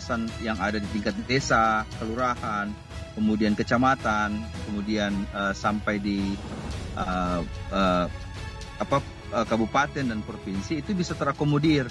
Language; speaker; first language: Indonesian; non-native, local second language; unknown